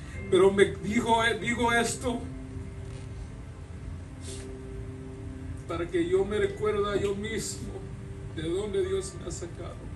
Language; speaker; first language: Spanish; early bilingual, heritage; Spanish